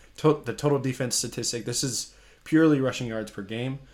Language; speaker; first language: English; native; English